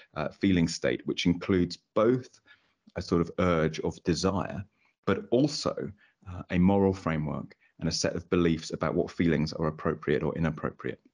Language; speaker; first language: English; native; English